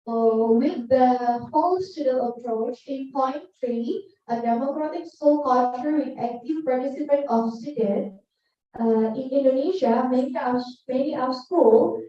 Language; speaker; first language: English; non-native, learner; Indonesian